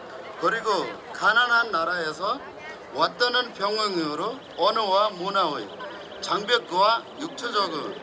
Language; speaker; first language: Korean; non-native, fluent; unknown